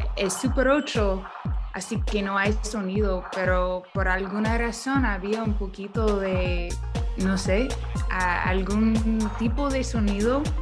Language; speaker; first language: Spanish; non-native, learner; English